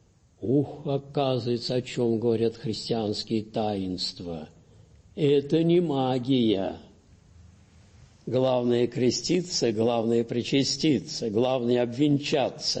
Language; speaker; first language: Russian; native; Russian